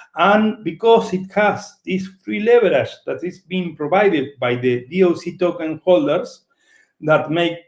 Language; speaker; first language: English; non-native, fluent; Spanish